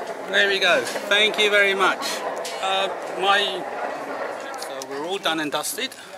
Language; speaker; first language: English; native; English